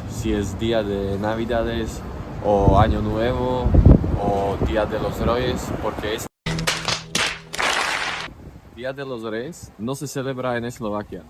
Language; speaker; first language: Spanish; non-native, learner; Slovak